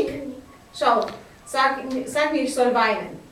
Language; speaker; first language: German; native; German